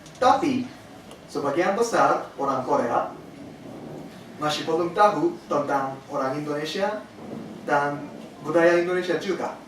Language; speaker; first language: Indonesian; non-native, learner; Korean